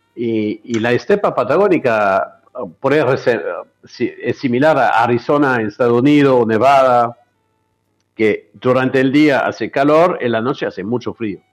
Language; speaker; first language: Spanish; non-native, fluent; French